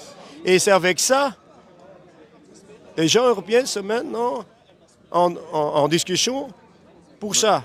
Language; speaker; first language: French; non-native, local second language; Dutch